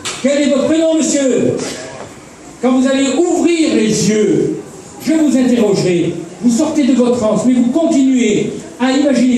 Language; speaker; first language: French; native; French